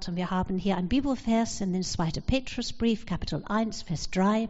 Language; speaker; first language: German; non-native, fluent; English